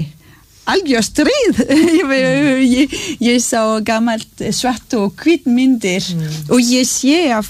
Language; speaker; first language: Icelandic; non-native, learner; French